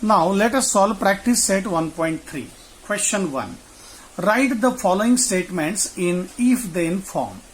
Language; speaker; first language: English; non-native, local second language; Marathi